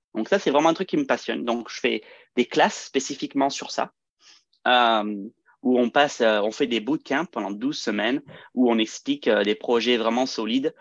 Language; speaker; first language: French; early bilingual, heritage; French